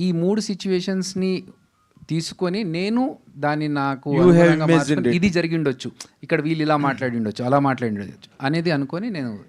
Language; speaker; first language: Telugu; native; Telugu